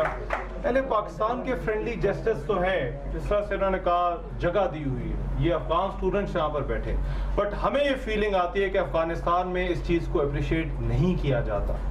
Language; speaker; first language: Urdu; native; Urdu